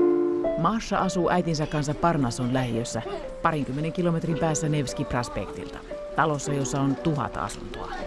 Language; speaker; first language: Finnish; native; Finnish